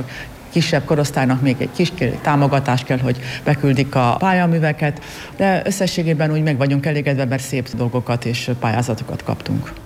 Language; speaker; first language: Hungarian; native; Hungarian